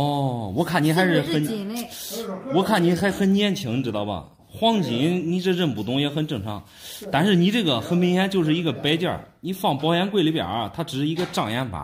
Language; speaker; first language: Chinese; native; Chinese